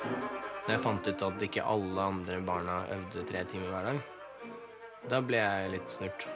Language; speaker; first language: Norwegian; early bilingual, other home language; Russian